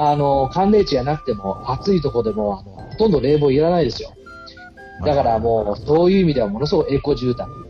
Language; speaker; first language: Japanese; native; Japanese